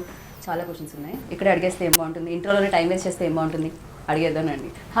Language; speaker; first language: Telugu; native; Telugu